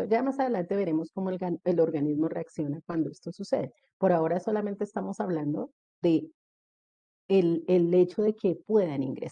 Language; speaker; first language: Spanish; native; Spanish